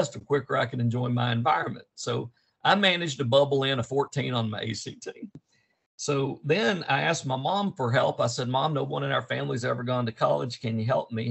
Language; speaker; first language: English; native; English